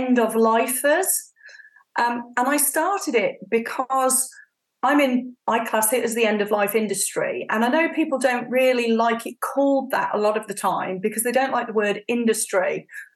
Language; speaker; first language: English; native; English